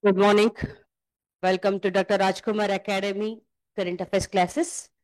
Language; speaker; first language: English; non-native, local second language; Kannada